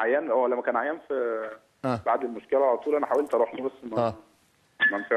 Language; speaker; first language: Arabic; native; Arabic